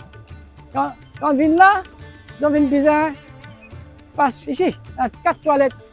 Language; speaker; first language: French; non-native, local second language; Morisyen